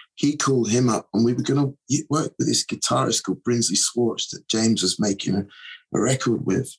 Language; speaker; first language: English; native; English